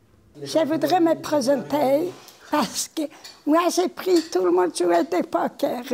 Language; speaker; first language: French; non-native, fluent; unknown